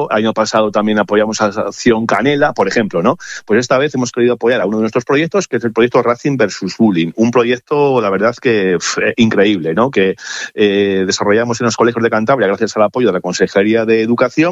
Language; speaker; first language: Spanish; native; Spanish